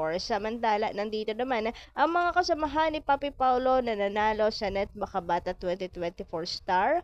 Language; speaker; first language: Filipino; non-native, local second language; Bikol